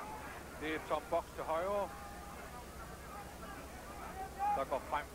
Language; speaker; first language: Danish; native; Danish